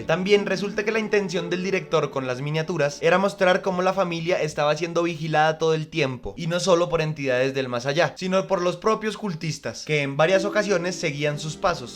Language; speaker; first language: Spanish; native; Spanish